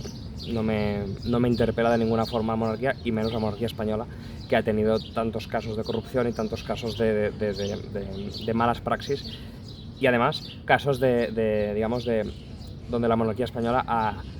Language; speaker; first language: Spanish; non-native, local second language; Catalan